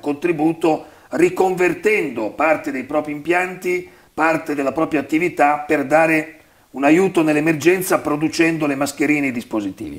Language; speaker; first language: Italian; native; Italian